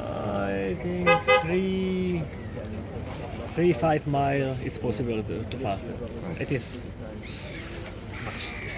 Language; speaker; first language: English; non-native, learner; Slovak